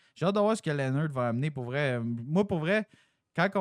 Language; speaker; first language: French; native; French